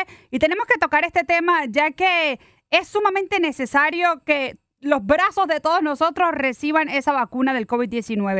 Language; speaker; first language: Spanish; native; Spanish